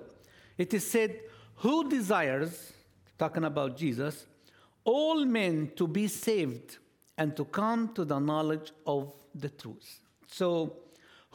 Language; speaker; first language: English; non-native, fluent; Arabic